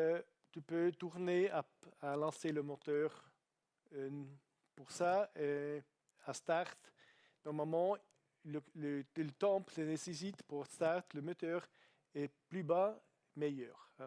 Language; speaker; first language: French; non-native, learner; Italian